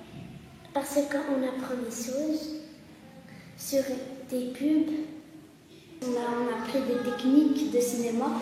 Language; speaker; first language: French; early bilingual, other home language; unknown